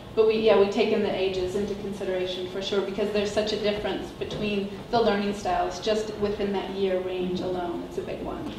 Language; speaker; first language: English; native; English